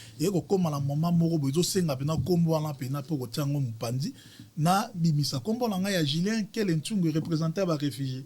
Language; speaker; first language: Lingala; native; Lingala